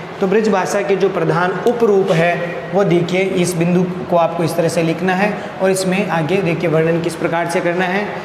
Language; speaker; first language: Hindi; native; Hindi